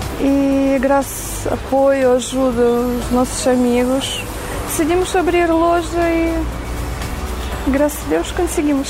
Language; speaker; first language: Portuguese; non-native, fluent; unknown